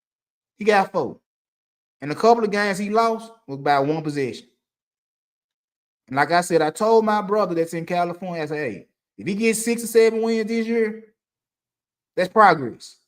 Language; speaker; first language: English; native; English